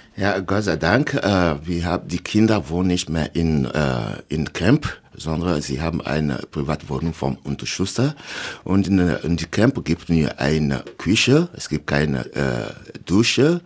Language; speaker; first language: German; non-native, learner; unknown